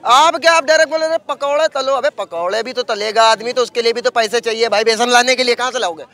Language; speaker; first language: Hindi; native; Hindi